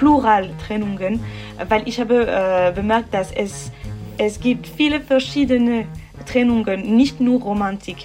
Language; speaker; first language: German; non-native, local second language; French